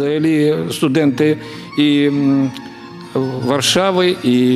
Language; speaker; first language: Polish; non-native, learner; Ukrainian